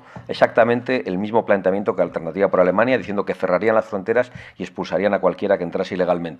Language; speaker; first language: Spanish; native; Spanish